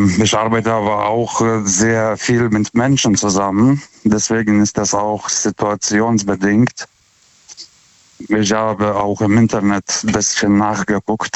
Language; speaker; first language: German; non-native, fluent; Lithuanian